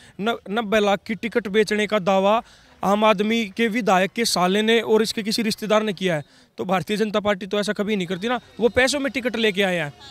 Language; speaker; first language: Hindi; native; Hindi